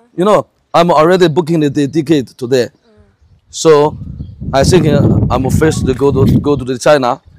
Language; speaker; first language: English; non-native, learner; Chinese